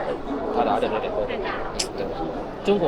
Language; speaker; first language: Chinese; non-native, learner; Amharic